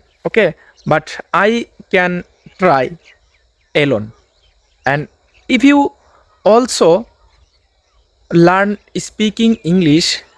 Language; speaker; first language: English; non-native, learner; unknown